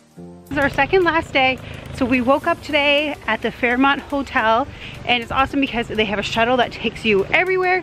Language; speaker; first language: English; native; English